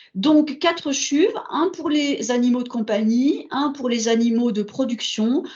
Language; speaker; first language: French; native; French